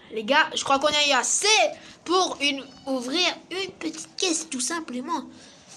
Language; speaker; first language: French; native; French